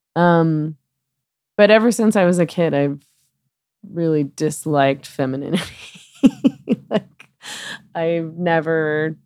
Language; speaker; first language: English; native; English